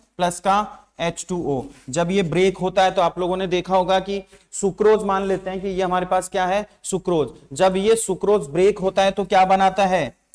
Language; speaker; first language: Hindi; native; Hindi